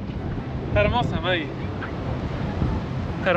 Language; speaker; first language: Spanish; native; Spanish